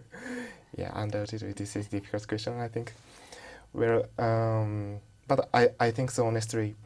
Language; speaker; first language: English; non-native, learner; Japanese